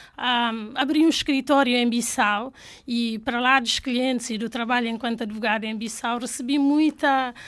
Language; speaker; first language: Portuguese; non-native, local second language; Fula